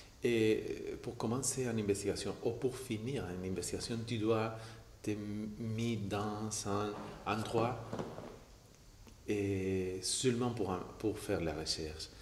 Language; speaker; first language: French; non-native, fluent; Spanish